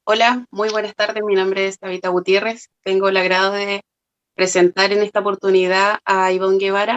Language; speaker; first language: Spanish; native; Spanish